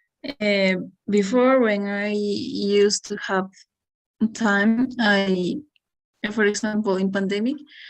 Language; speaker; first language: English; non-native, learner; Spanish